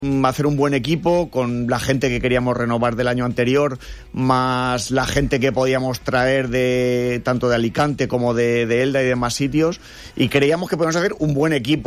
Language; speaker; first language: Spanish; native; Spanish